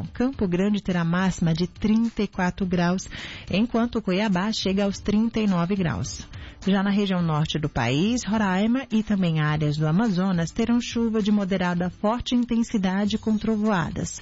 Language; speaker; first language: Portuguese; native; Portuguese